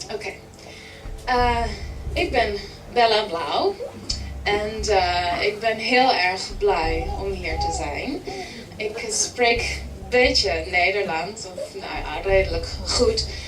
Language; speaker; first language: Dutch; early bilingual, heritage; English